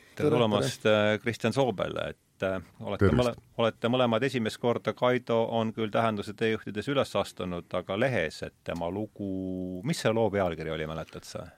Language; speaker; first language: Estonian; native; Estonian